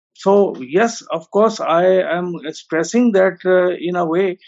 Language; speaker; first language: English; non-native, local second language; Hindi